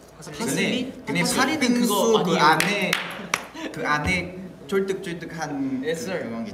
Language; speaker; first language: Korean; non-native, fluent; Vietnamese